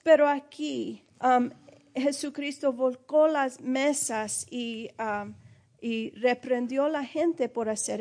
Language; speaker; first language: Spanish; early bilingual, heritage; Spanish